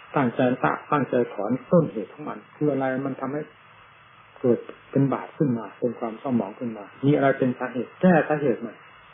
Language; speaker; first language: Thai; native; Thai